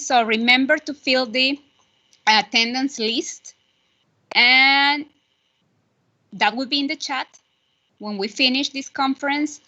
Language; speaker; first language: English; non-native, fluent; Spanish